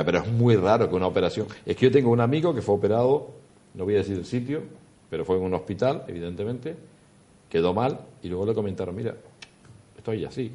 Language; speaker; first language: Spanish; native; Spanish